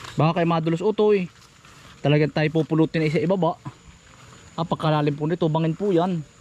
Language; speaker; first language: Filipino; native; Filipino